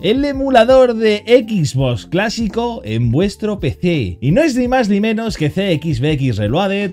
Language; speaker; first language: Spanish; native; Spanish